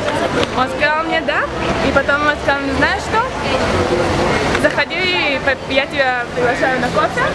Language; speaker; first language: Russian; early bilingual, heritage; Russian